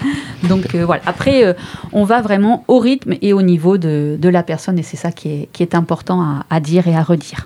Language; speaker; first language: French; native; French